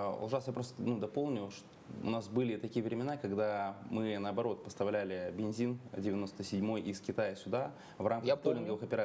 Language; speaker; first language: Russian; native; Russian